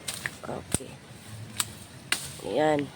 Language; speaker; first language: Filipino; non-native, local second language; Cebuano